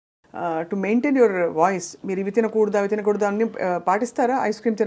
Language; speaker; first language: Telugu; native; Telugu